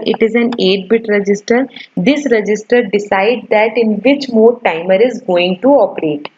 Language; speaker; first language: English; non-native, local second language; Hindi